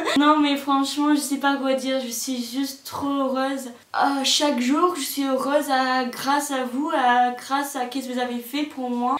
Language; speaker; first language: French; non-native, fluent; English